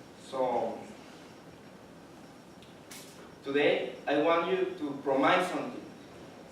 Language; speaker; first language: English; non-native, fluent; Spanish